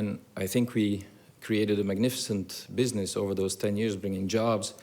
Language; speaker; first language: English; non-native, fluent; Dutch